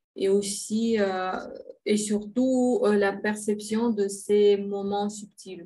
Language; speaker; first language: French; non-native, fluent; Russian